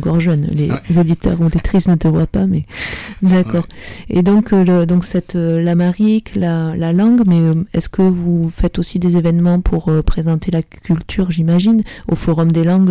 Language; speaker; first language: French; native; French